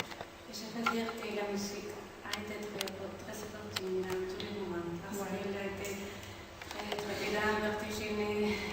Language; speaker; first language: French; non-native, learner; Spanish